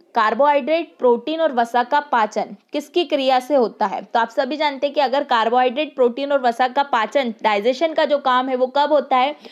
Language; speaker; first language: Hindi; native; Hindi